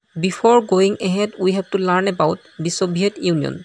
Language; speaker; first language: English; non-native, local second language; Assamese